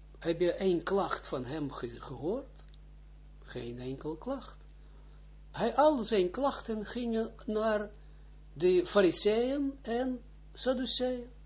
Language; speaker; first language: Dutch; non-native, fluent; Hebrew